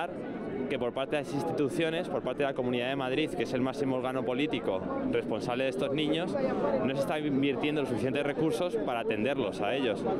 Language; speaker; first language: Spanish; native; Spanish